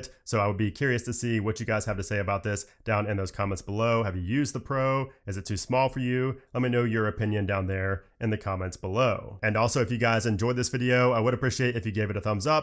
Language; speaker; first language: English; native; English